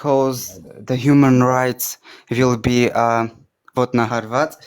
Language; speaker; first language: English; non-native, learner; Armenian